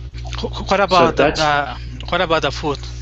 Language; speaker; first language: English; non-native, fluent; Spanish